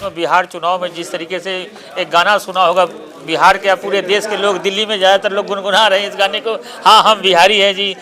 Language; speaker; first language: Hindi; native; Hindi